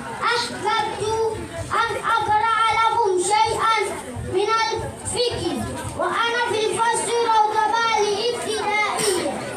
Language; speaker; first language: Arabic; non-native, learner; Swahili